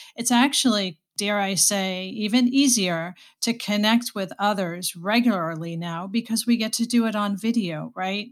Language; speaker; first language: English; native; English